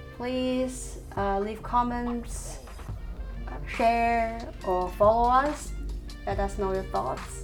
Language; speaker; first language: English; non-native, fluent; Chinese